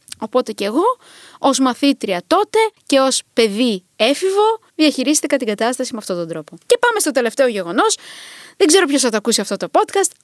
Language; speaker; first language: Greek; early bilingual, other home language; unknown